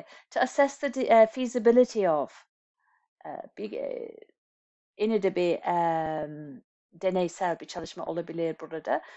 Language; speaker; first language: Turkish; non-native, fluent; English